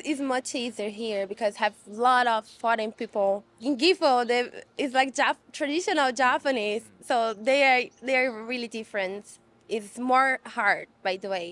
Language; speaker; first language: English; non-native, fluent; Portuguese